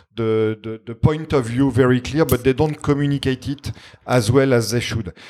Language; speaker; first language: English; non-native, fluent; French